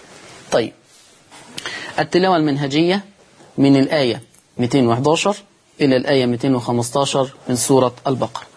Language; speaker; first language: Arabic; native; Arabic